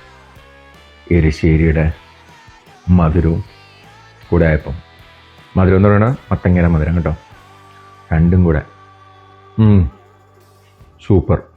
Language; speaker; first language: Malayalam; native; Malayalam